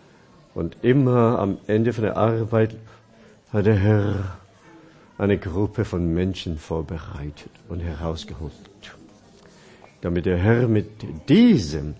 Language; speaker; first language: German; non-native, fluent; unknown